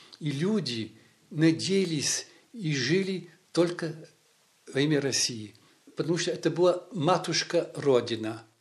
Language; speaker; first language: Russian; early bilingual, heritage; Russian